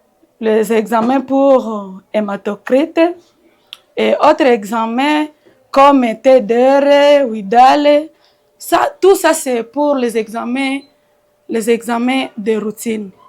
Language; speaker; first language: French; non-native, local second language; Swahili